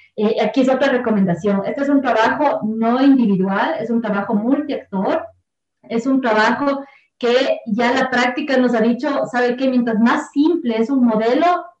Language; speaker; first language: Spanish; native; Spanish